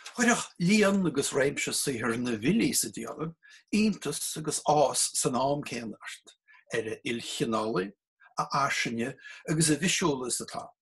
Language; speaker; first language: Irish; native; Irish